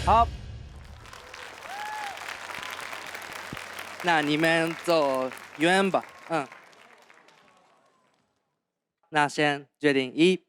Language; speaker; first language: Chinese; non-native, learner; Japanese